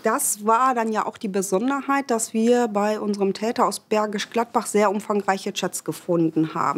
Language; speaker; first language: German; native; German